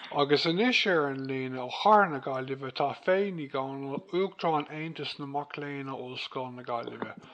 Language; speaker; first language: Irish; non-native, local second language; English